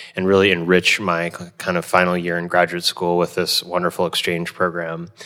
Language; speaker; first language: English; native; English